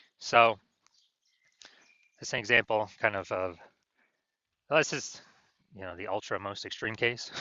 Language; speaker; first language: English; native; English